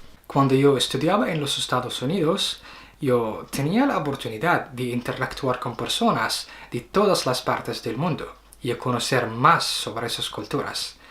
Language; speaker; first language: Spanish; non-native, learner; Arabic